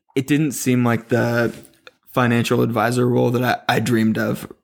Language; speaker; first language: English; native; English